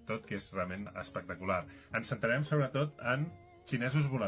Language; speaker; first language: Catalan; native; Catalan